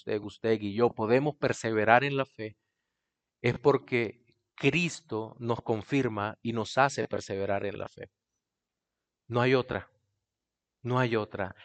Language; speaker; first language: Spanish; native; Spanish